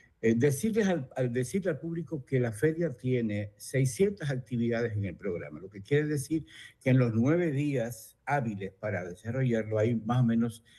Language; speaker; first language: Spanish; native; Spanish